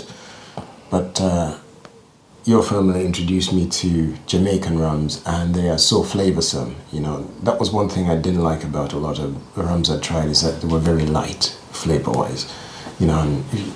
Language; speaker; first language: English; non-native, local second language; Ganda